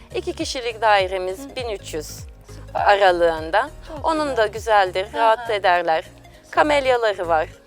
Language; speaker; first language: Turkish; native; Turkish